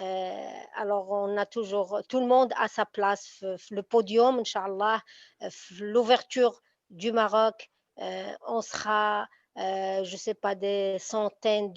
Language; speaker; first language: French; non-native, local second language; Arabic